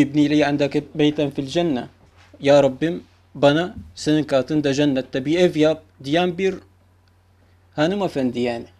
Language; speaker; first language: Turkish; non-native, fluent; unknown